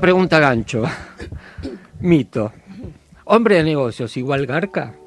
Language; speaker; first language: Spanish; native; Spanish